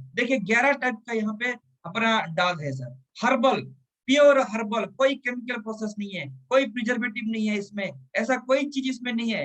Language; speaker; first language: Hindi; non-native, local second language; Telugu